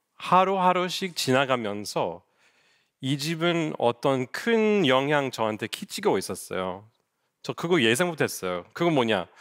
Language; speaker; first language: Korean; non-native, fluent; English